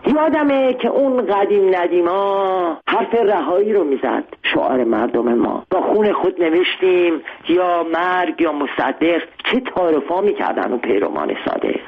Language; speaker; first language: Persian; non-native, local second language; Armenian